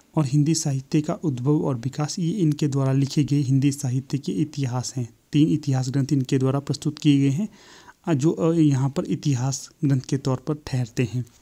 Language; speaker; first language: Hindi; native; Hindi